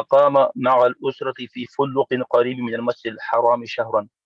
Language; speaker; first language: Arabic; non-native, learner; English